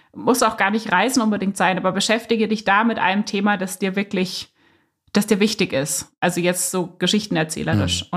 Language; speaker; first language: German; native; German